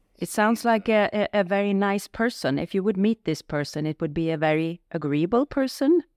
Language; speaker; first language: English; non-native, fluent; Swedish